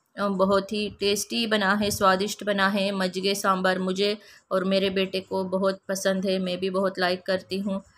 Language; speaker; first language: Hindi; non-native, local second language; Kannada